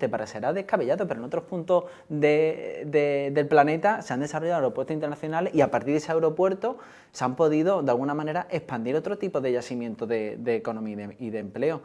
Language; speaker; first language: Spanish; native; Spanish